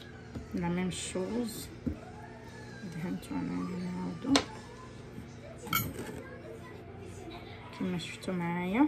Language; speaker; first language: Arabic; native; Arabic